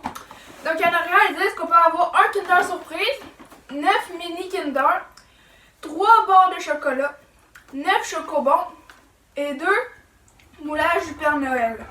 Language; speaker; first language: French; native; French